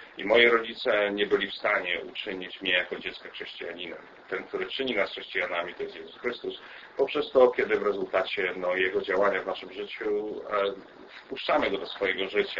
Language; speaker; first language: Polish; native; Polish